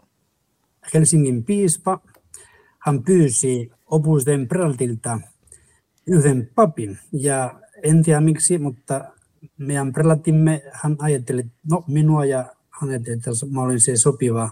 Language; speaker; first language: Finnish; non-native, fluent; Spanish